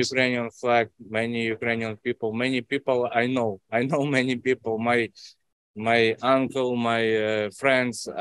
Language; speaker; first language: English; non-native, learner; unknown